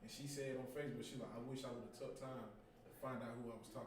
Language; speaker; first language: English; native; English